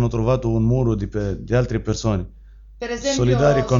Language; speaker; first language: Italian; non-native, learner; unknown